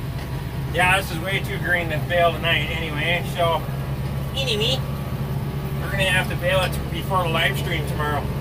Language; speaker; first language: English; native; English